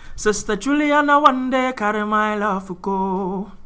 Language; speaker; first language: English; non-native, local second language; Akan